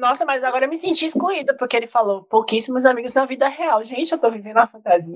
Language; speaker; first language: Portuguese; native; Portuguese